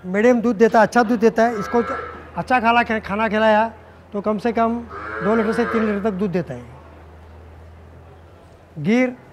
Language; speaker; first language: Hindi; non-native, local second language; Marathi